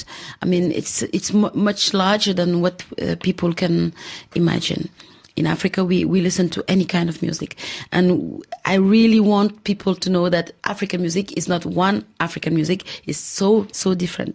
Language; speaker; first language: English; non-native, fluent; Wolof